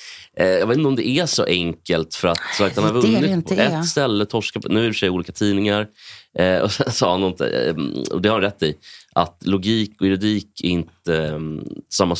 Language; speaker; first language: Swedish; native; Swedish